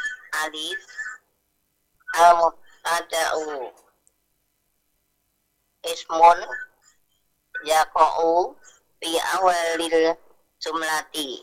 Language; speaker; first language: Arabic; non-native, learner; Indonesian